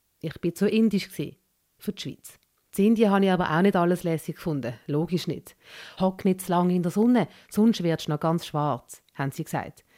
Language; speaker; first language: German; early bilingual, other home language; Malayalam